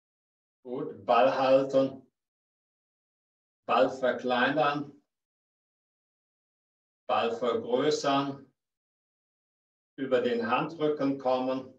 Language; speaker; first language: German; native; German